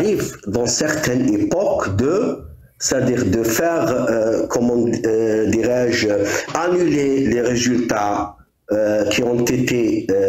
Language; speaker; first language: French; non-native, local second language; Arabic